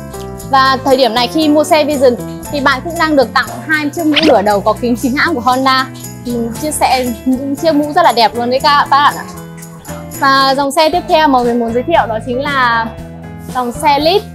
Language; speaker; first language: Vietnamese; native; Vietnamese